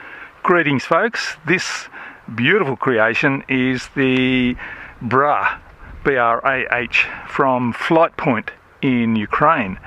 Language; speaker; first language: English; native; English